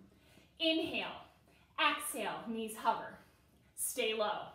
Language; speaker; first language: English; native; English